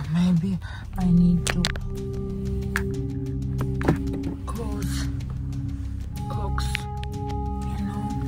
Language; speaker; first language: English; non-native, learner; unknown